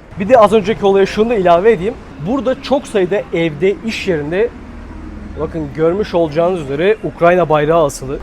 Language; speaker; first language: Turkish; native; Turkish